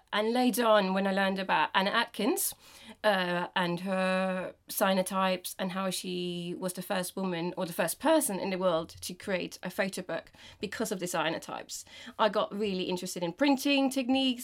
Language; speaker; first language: English; non-native, fluent; Danish